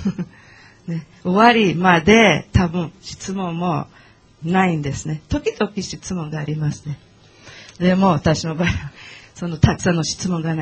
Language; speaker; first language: Japanese; non-native, learner; English